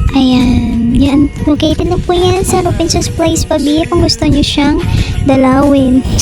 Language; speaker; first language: Filipino; non-native, local second language; Hiligaynon